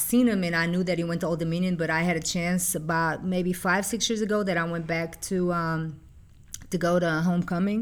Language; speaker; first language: English; non-native, fluent; Portuguese